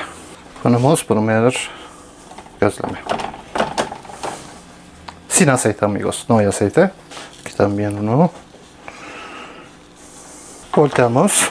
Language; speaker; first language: Spanish; non-native, learner; Turkish